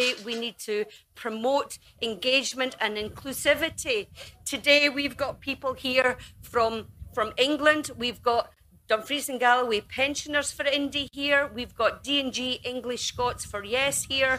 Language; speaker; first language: English; native; English